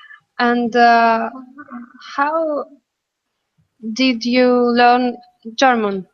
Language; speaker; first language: English; non-native, learner; Russian